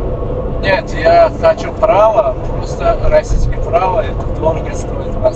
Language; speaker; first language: Russian; non-native, learner; Uzbek